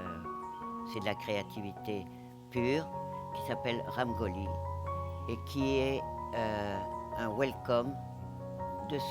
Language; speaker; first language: French; non-native, local second language; Morisyen